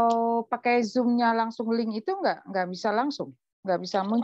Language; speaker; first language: Indonesian; native; Indonesian